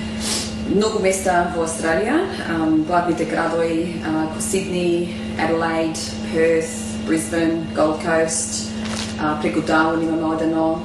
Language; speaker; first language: Macedonian; early bilingual, heritage; Macedonian